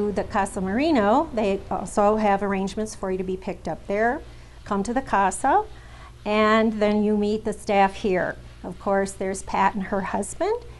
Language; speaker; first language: English; native; English